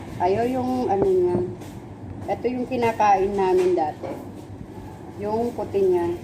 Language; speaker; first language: Filipino; non-native, local second language; Iloko